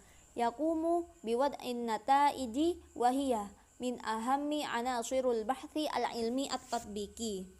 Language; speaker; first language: Arabic; non-native, learner; Indonesian